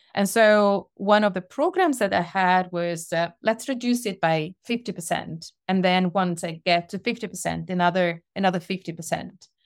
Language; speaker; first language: English; non-native, fluent; Italian